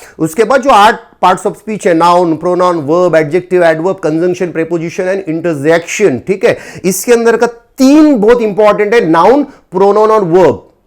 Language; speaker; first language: Hindi; non-native, local second language; Marathi